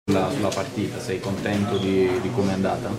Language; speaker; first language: Italian; native; Italian